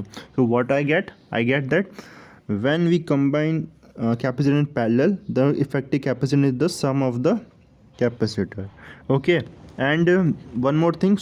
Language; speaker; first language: English; non-native, local second language; Hindi